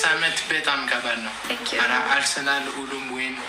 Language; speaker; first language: Amharic; non-native, learner; English